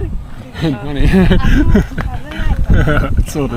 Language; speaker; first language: Japanese; non-native, learner; English